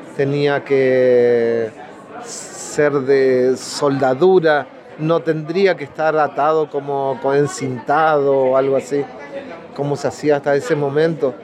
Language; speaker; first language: Spanish; native; Spanish